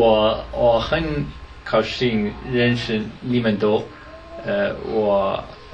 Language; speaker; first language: Chinese; non-native, learner; Dutch